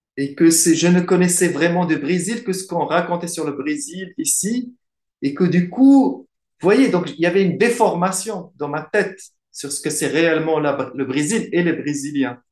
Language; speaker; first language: French; non-native, local second language; Arabic